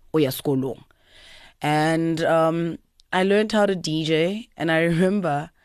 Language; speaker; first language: English; native; English